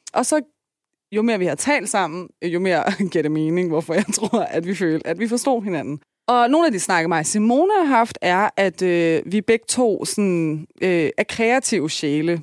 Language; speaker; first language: Danish; native; Danish